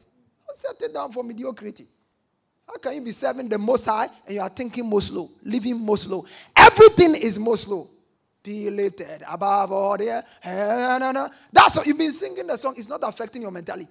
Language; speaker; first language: English; non-native, local second language; Akan